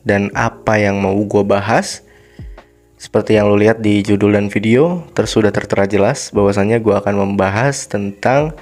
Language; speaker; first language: Indonesian; native; Indonesian